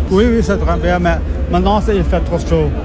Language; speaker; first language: French; non-native, local second language; Dutch